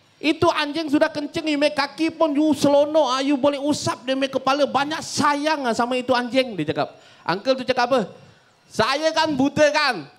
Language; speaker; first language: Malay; native; Malay